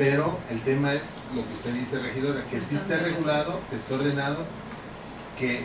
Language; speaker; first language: Spanish; native; Spanish